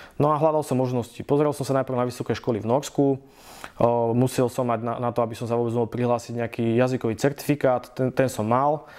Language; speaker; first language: Slovak; native; Slovak